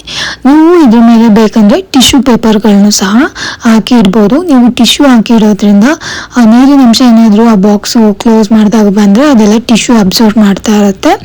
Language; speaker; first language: Kannada; native; Kannada